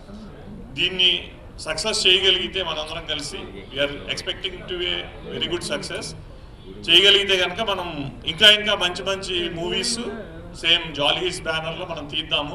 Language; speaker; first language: Telugu; native; Telugu